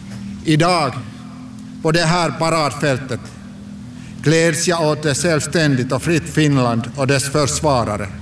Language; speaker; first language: Swedish; non-native, local second language; Finnish